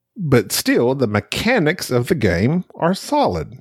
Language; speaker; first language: English; native; English